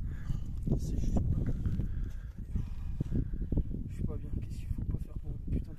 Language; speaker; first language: French; native; French